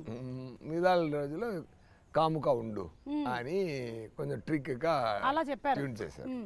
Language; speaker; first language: Telugu; non-native, fluent; Tamil